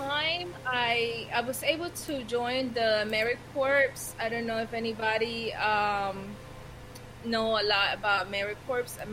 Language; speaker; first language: English; non-native, fluent; Spanish